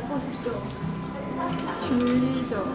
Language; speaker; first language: Korean; non-native, learner; Khmer